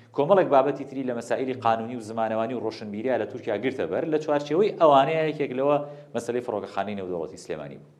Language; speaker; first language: Central Kurdish; native; Central Kurdish